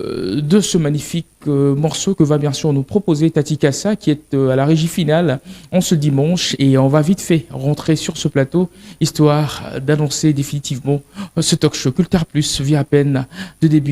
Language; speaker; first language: French; non-native, local second language; Lingala